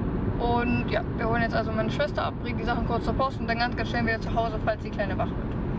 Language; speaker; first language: German; native; German